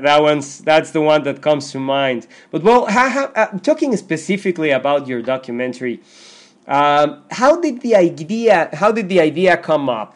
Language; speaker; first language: English; non-native, fluent; Spanish